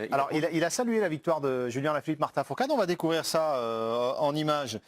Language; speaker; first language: French; native; French